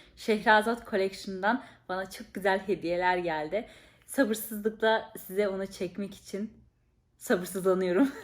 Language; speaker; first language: Turkish; early bilingual, heritage; Turkish